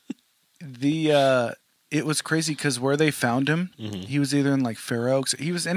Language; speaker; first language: English; native; English